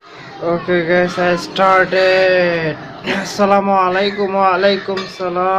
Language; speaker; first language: Indonesian; non-native, learner; Bangla